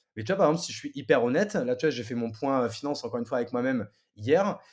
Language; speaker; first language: French; native; French